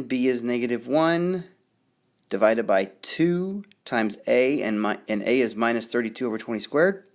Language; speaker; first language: English; native; English